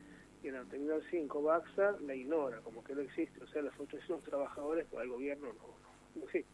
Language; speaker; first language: Spanish; native; Spanish